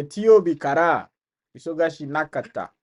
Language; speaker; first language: Japanese; non-native, learner; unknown